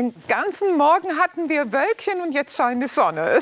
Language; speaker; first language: German; native; German